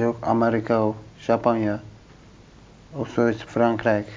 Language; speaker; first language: Dutch; non-native, learner; Turkish